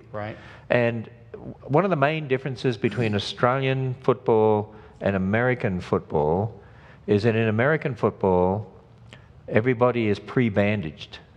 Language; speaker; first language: English; native; English